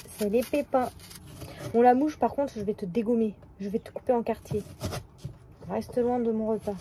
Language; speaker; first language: French; native; French